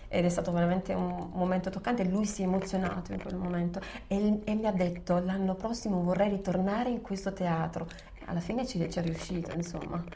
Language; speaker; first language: Italian; native; Italian